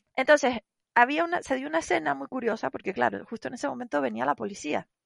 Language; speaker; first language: Spanish; native; Spanish